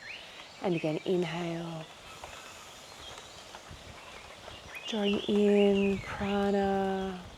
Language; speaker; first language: English; native; English